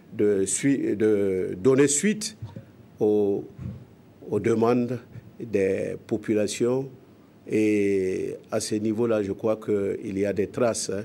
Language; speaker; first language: French; non-native, local second language; Mossi